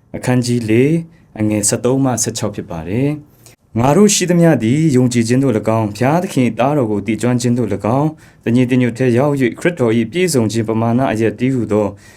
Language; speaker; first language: Burmese; non-native, local second language; Kachin